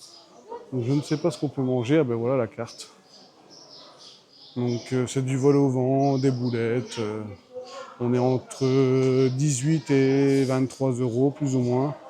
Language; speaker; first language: French; native; French